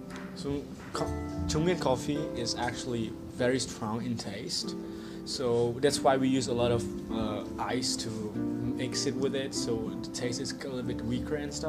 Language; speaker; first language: English; non-native, fluent; Vietnamese